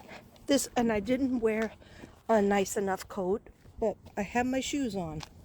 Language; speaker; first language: English; native; English